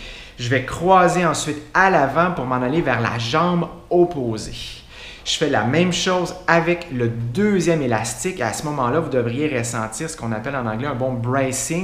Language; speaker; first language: French; native; French